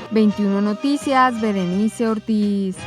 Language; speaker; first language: Spanish; native; Spanish